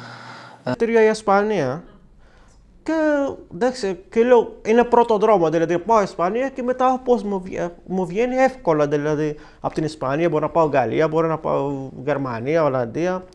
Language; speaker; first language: Greek; non-native, learner; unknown